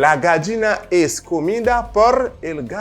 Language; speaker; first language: Spanish; non-native, fluent; Haitian Creole